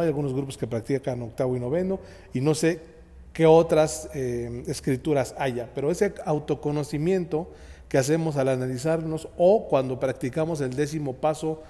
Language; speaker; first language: Spanish; native; Spanish